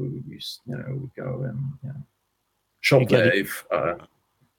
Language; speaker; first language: English; non-native, fluent; Russian